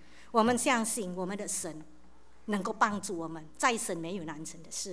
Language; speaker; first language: Chinese; native; Chinese